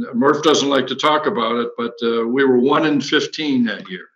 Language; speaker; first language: English; native; English